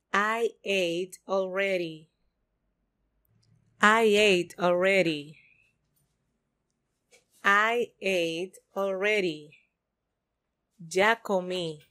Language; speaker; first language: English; non-native, fluent; Spanish